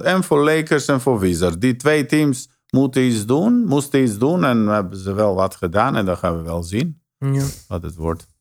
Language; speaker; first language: Dutch; non-native, fluent; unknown